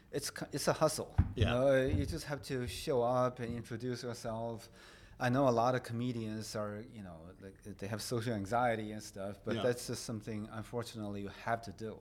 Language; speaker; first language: English; non-native, fluent; Chinese